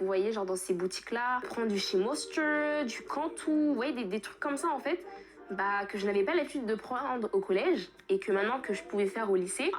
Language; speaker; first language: French; early bilingual, other home language; Fula